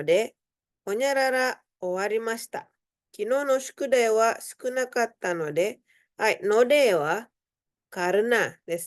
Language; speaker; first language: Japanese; non-native, fluent; Indonesian